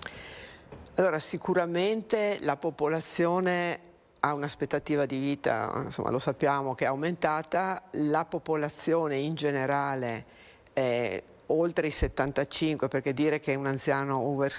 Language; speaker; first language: Italian; native; Italian